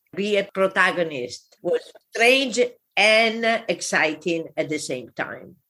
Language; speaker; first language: English; non-native, fluent; Italian